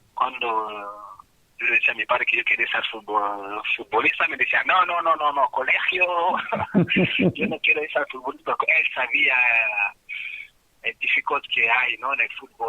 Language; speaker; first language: Spanish; non-native, fluent; French